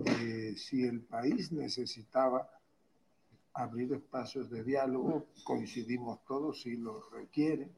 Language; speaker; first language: Spanish; native; Spanish